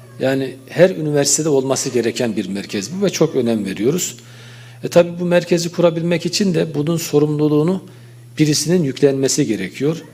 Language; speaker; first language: Turkish; native; Turkish